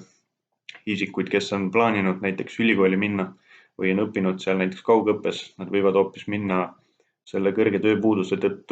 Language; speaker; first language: Estonian; native; Estonian